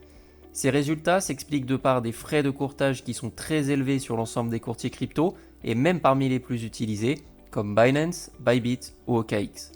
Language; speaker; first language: French; native; French